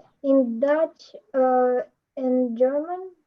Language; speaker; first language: English; non-native, learner; Russian